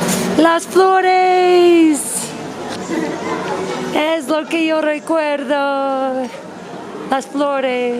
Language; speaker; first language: Spanish; non-native, learner; English